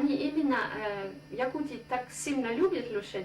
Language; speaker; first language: Russian; non-native, fluent; French